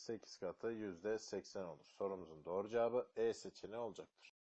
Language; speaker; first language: Turkish; native; Turkish